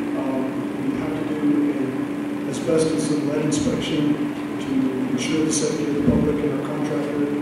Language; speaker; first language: English; native; English